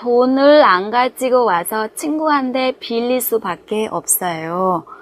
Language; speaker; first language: Korean; non-native, fluent; Vietnamese